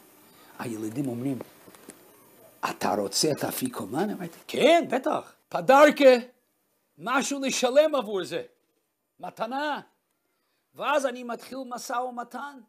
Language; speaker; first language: Hebrew; non-native, fluent; Russian